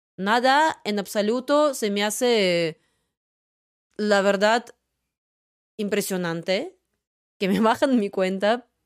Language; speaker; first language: Spanish; non-native, fluent; Russian